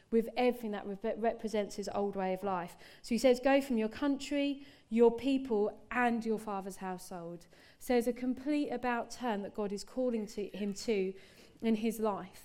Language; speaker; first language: English; native; English